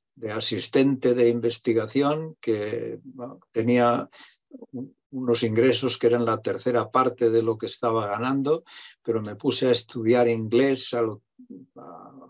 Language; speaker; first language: Spanish; native; Spanish